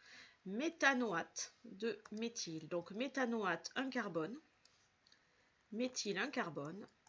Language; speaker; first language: French; native; French